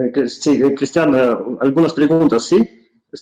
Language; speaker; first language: Spanish; non-native, fluent; Russian